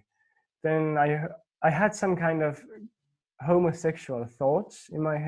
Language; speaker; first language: English; non-native, fluent; Estonian